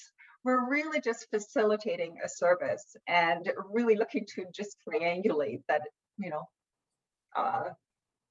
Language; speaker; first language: English; non-native, fluent; German